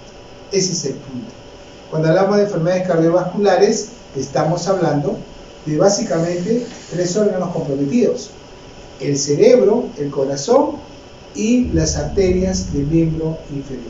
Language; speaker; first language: Spanish; native; Spanish